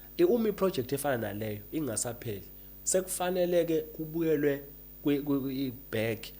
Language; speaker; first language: Zulu; native; Zulu